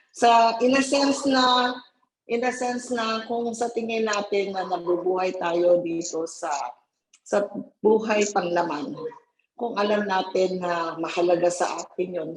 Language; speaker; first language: Filipino; native; Filipino